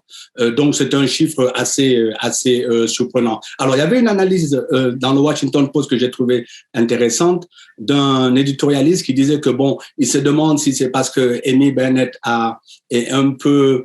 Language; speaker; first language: French; native; French